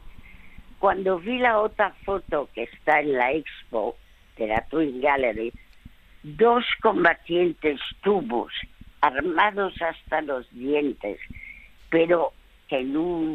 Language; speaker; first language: Spanish; early bilingual, other home language; French